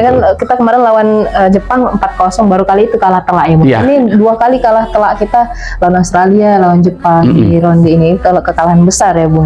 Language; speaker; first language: Indonesian; native; Indonesian